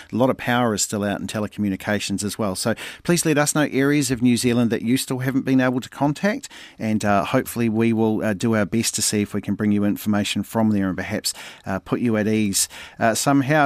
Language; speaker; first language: English; native; English